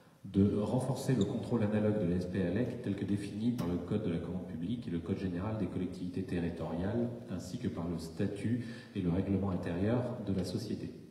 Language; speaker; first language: French; native; French